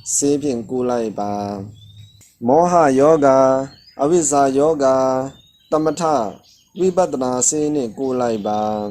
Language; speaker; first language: Burmese; non-native, local second language; Shan